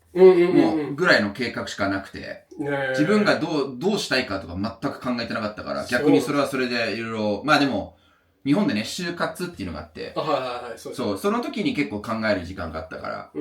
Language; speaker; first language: Japanese; non-native, fluent; English